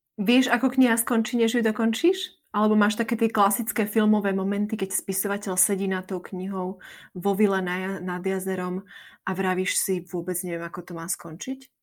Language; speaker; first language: Slovak; native; Slovak